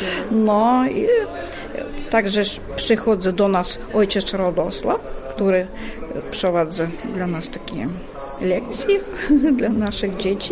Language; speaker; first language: Polish; non-native, learner; Russian